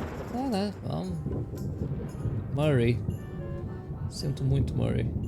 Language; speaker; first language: Portuguese; native; Portuguese